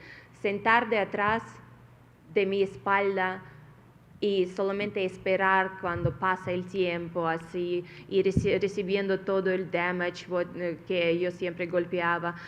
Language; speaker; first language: Spanish; non-native, fluent; Russian